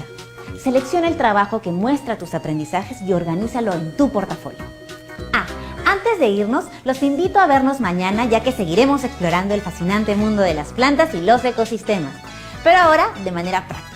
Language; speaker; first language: Spanish; native; Spanish